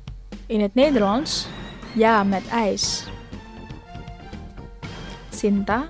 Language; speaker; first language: Dutch; non-native, learner; Indonesian